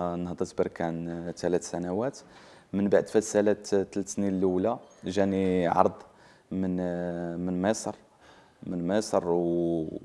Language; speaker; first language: Arabic; native; Arabic